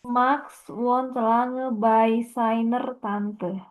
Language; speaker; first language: German; non-native, learner; Indonesian